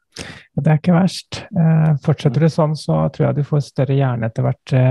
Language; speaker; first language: Norwegian; native; Norwegian